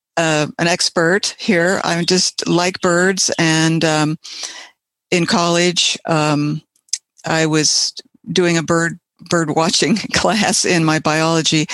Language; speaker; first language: English; native; English